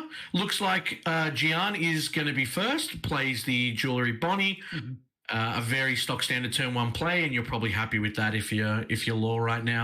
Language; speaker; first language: English; native; English